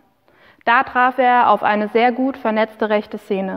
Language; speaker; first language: German; native; German